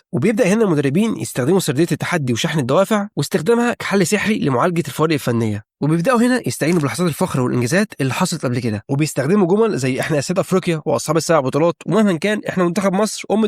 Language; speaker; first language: Arabic; native; Arabic